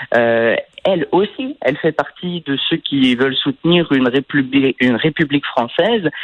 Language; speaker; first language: French; native; French